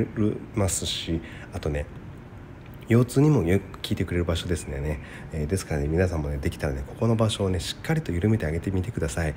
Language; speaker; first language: Japanese; native; Japanese